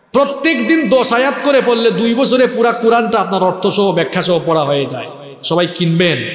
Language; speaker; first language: Bangla; non-native, local second language; Sylheti